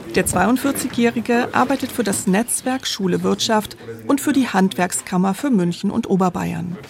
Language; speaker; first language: German; native; German